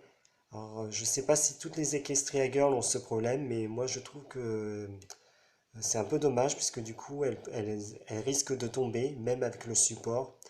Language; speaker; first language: French; native; French